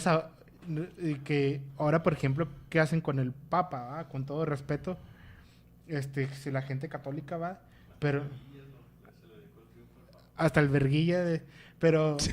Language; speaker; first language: Spanish; native; Spanish